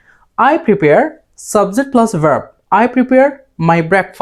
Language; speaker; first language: English; non-native, fluent; Bangla